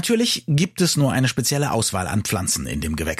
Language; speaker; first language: German; native; German